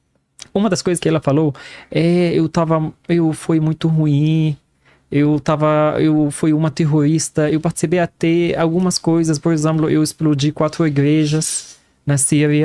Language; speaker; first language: Portuguese; non-native, fluent; Arabic